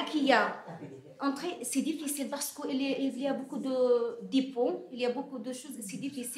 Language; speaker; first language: French; non-native, learner; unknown